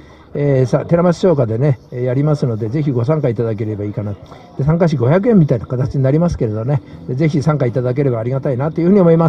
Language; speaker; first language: Japanese; native; Japanese